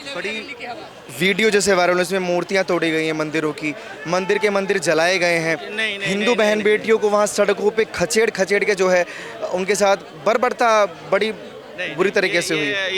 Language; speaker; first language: Hindi; native; Hindi